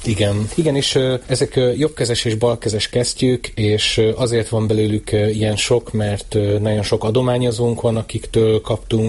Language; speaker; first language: Hungarian; native; Hungarian